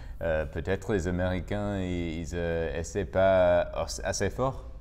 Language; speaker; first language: French; non-native, learner; English